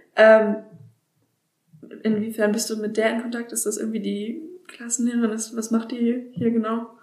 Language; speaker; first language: German; native; German